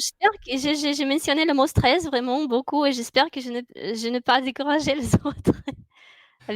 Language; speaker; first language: French; non-native, fluent; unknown